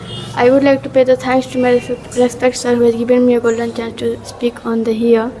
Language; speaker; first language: English; non-native, learner; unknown